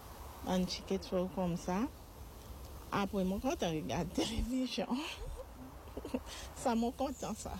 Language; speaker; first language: French; non-native, local second language; Seselwa Creole French